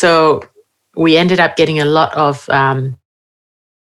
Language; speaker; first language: English; native; English